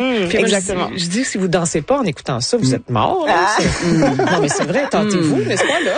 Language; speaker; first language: French; native; French